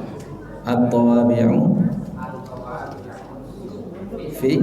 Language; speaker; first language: Arabic; non-native, fluent; Indonesian